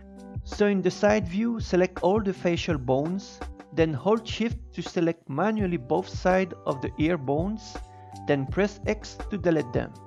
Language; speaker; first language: English; non-native, fluent; French